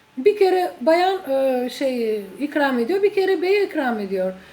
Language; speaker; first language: Turkish; non-native, fluent; Albanian